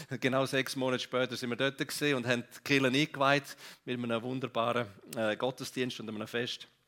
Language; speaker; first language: German; non-native, local second language; Romansh